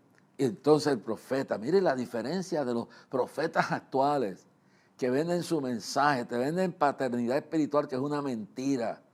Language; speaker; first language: Spanish; native; Spanish